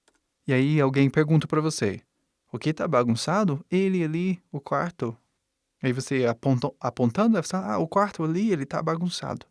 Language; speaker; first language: Portuguese; non-native, fluent; English